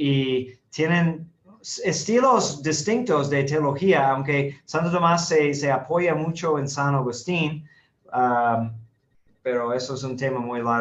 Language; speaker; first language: Spanish; non-native, fluent; English